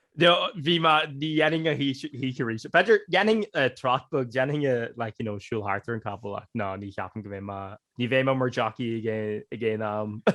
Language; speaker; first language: Irish; native; Irish